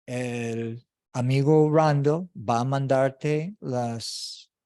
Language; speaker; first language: Spanish; non-native, learner; English